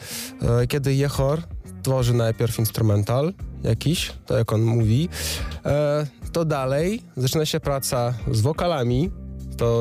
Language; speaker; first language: Polish; non-native, fluent; Ukrainian